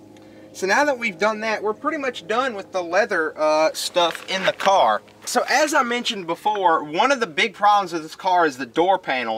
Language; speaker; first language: English; native; English